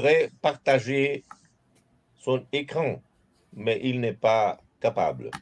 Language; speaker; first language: French; non-native, fluent; Spanish